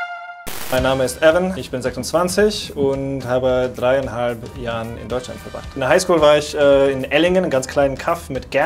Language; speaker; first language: German; non-native, fluent; English